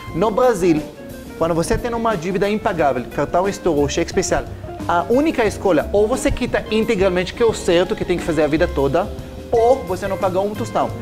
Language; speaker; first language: Portuguese; non-native, fluent; Hebrew